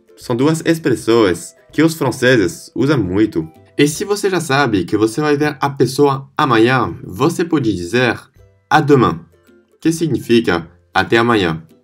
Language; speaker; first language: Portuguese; non-native, fluent; French